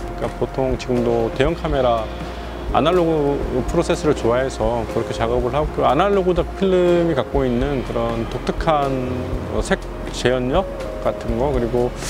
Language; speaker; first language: Korean; native; Korean